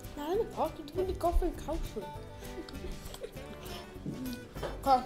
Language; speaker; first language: Welsh; non-native, local second language; English